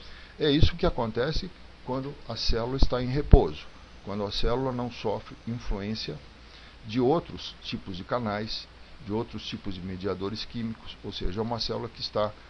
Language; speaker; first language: Portuguese; native; Portuguese